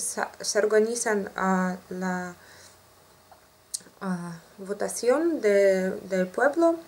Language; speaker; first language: Spanish; non-native, learner; Russian